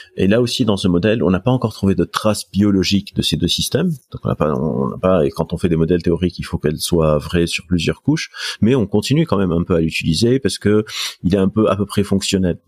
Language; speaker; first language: French; non-native, local second language; Arabic